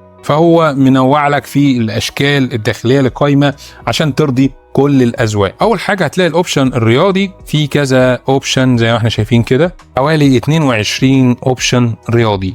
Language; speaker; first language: Arabic; native; Arabic